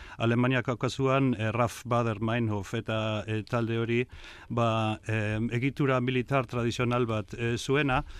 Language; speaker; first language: Basque; non-native, fluent; German